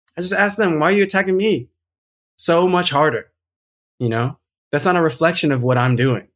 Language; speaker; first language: English; native; English